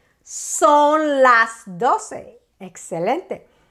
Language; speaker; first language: Spanish; native; Spanish